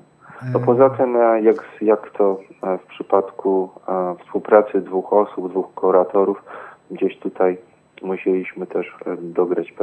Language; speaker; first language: Polish; native; Polish